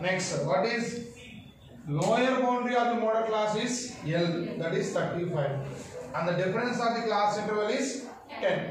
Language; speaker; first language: English; non-native, local second language; Telugu